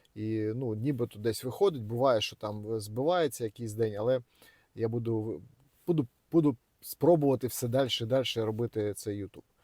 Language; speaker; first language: Ukrainian; non-native, local second language; Russian